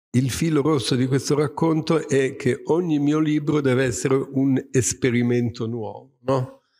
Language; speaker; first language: Italian; native; Italian